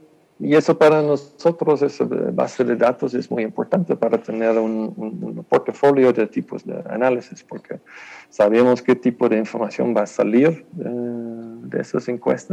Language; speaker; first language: Spanish; non-native, fluent; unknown